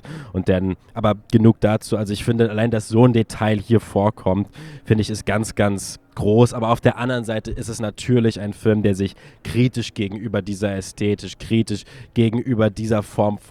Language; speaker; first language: German; native; German